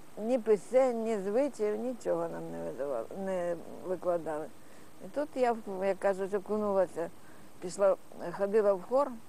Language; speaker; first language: Ukrainian; non-native, local second language; Russian